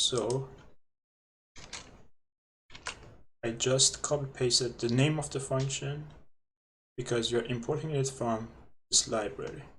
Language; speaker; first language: English; non-native, fluent; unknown